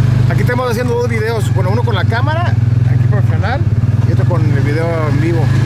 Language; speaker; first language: Spanish; native; Spanish